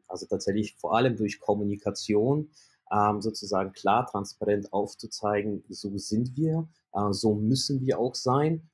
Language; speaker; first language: German; early bilingual, other home language; Polish